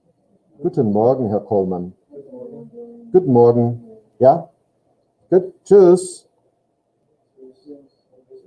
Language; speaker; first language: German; non-native, fluent; English